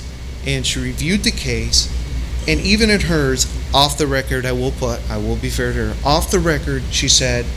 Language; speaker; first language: English; native; English